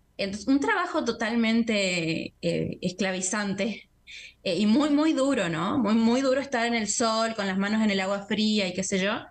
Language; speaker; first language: Spanish; native; Spanish